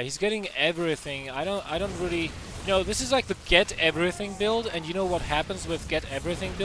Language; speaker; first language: English; non-native, fluent; Dutch